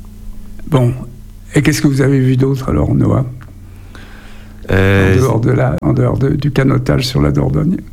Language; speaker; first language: French; native; French